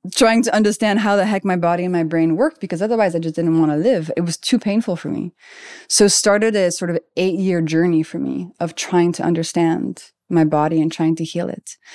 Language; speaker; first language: English; non-native, fluent; French